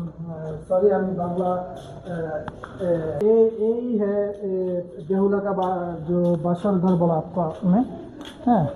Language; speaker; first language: Hindi; non-native, learner; Bangla